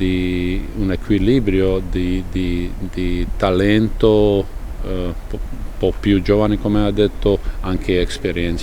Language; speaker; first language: Italian; non-native, fluent; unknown